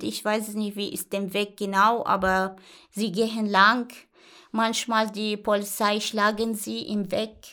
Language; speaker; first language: German; non-native, learner; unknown